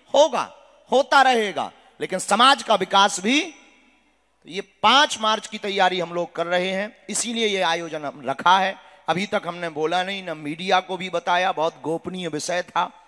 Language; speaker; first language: Hindi; non-native, local second language; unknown